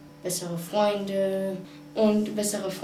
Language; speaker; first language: German; early bilingual, other home language; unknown